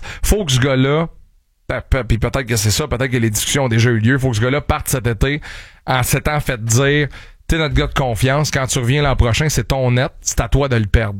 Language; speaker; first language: French; native; French